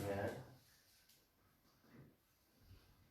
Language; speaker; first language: French; non-native, learner; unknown